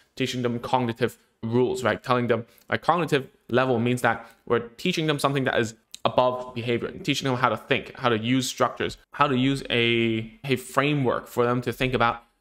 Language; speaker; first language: English; non-native, local second language; Cantonese